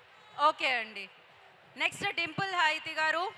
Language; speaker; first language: Telugu; native; Telugu